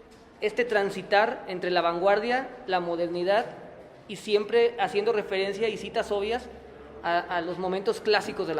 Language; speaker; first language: Spanish; native; Spanish